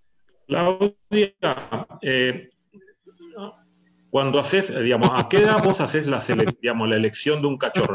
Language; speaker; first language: Spanish; native; Spanish